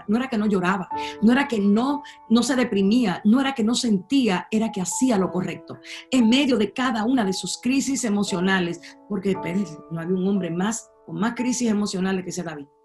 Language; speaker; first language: Spanish; native; Spanish